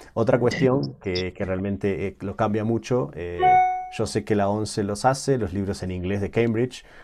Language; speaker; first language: Spanish; native; Spanish